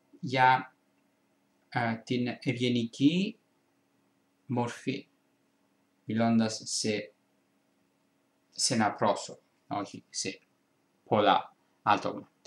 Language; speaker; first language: Greek; non-native, fluent; Italian